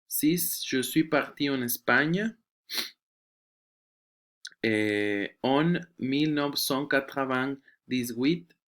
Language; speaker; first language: French; non-native, fluent; Spanish